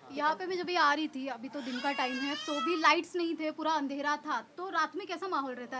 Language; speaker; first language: Hindi; non-native, local second language; Marathi